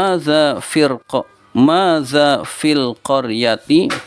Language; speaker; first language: Arabic; non-native, fluent; Indonesian